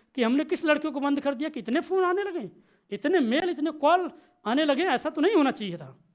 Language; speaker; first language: Hindi; native; Hindi